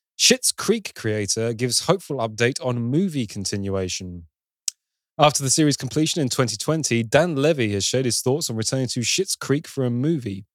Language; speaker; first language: English; native; English